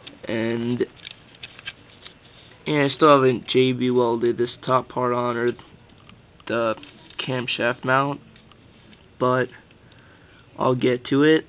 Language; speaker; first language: English; native; English